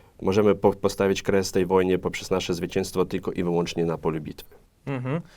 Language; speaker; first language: Polish; non-native, fluent; Ukrainian